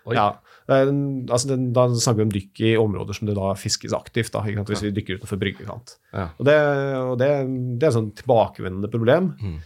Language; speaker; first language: Norwegian; native; Norwegian